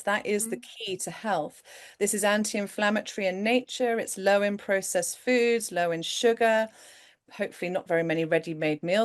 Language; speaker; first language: English; native; English